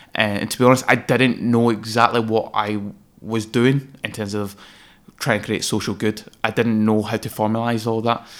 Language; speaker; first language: English; native; English